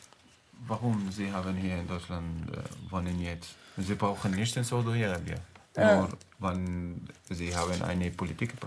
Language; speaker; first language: German; non-native, learner; Arabic